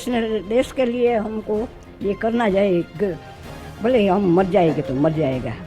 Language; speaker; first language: Hindi; non-native, local second language; Gujarati